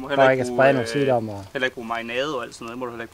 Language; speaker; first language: Danish; native; Danish